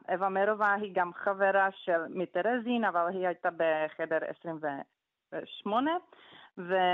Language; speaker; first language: Hebrew; non-native, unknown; Czech